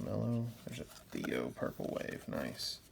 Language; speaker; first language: English; native; English